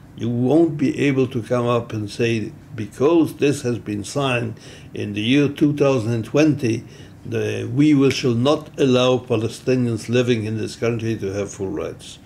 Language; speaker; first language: English; non-native, fluent; Hebrew